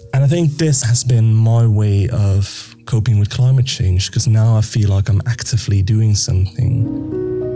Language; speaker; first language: English; non-native, fluent; Dutch